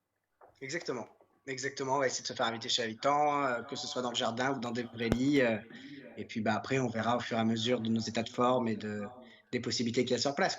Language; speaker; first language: French; native; French